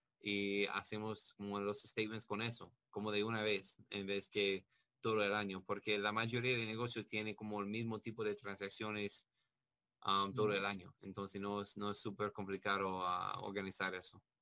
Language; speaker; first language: Spanish; non-native, learner; English